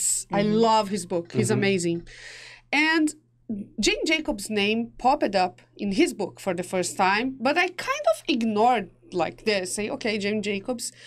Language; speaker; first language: English; non-native, fluent; Portuguese